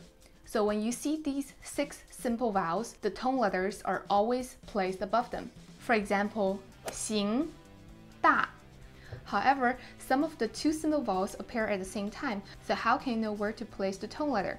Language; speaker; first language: English; non-native, fluent; Chinese